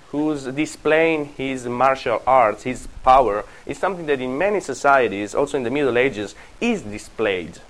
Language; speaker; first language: English; non-native, fluent; Italian